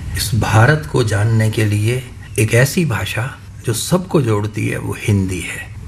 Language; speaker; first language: Hindi; non-native, local second language; Punjabi